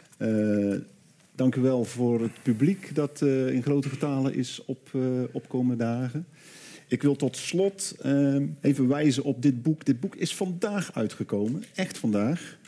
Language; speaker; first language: Dutch; native; Dutch